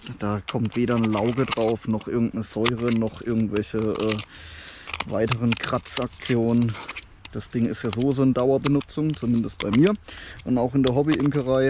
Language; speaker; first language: German; native; German